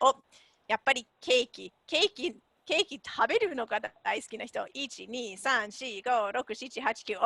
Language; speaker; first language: Japanese; non-native, fluent; English